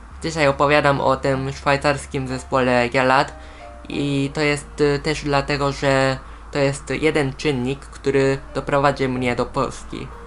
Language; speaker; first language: Polish; non-native, fluent; Japanese